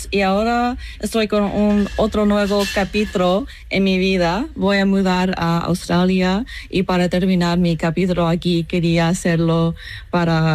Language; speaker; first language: Spanish; non-native, learner; English